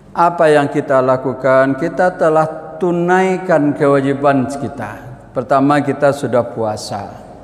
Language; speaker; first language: Malay; non-native, local second language; Minangkabau